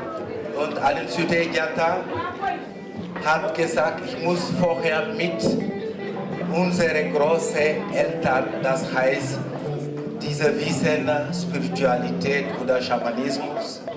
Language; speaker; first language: German; non-native, learner; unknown